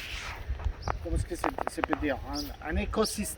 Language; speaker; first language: French; non-native, fluent; Spanish